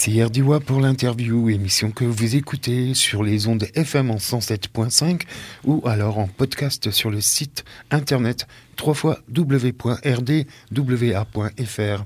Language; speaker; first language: French; native; French